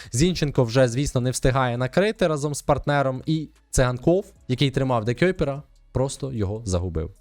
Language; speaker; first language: Ukrainian; native; Ukrainian